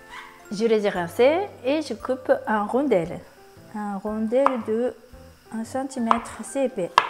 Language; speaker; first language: French; non-native, fluent; Japanese